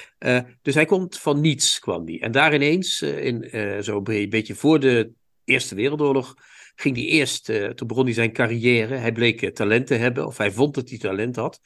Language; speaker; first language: Dutch; native; Dutch